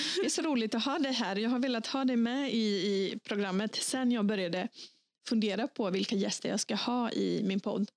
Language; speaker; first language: Swedish; early bilingual, other home language; Bosnian